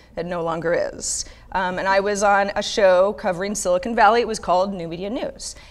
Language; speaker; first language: English; native; English